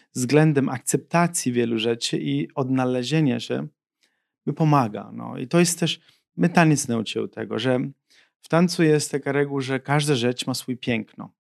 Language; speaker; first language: Polish; non-native, fluent; Italian